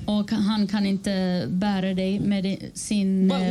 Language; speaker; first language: Swedish; non-native, fluent; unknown